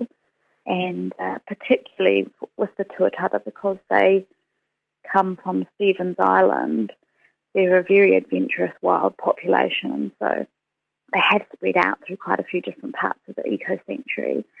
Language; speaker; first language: English; native; English